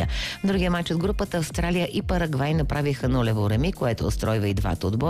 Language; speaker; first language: Bulgarian; native; Bulgarian